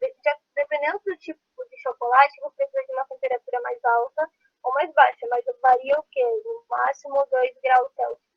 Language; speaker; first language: Portuguese; native; Portuguese